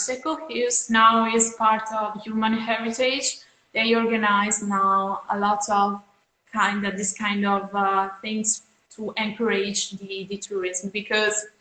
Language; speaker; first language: English; non-native, fluent; Italian